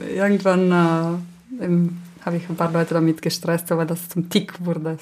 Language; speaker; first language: German; non-native, local second language; Ladin